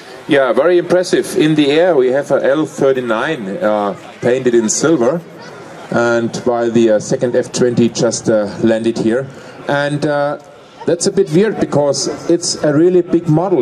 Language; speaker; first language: English; non-native, fluent; German